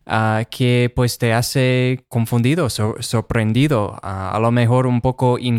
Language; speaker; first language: Spanish; non-native, fluent; English